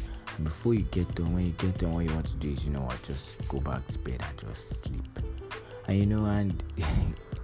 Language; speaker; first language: English; non-native, local second language; Yoruba